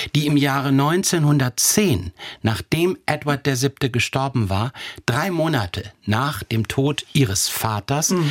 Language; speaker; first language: German; native; German